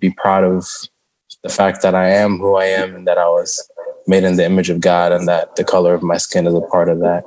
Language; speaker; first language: English; early bilingual, other home language; Shona